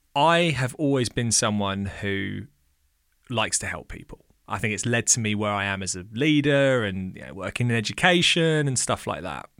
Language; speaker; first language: English; native; English